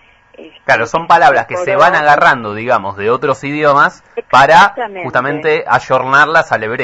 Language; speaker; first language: Spanish; native; Spanish